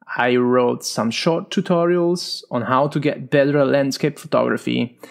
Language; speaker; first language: English; non-native, fluent; Italian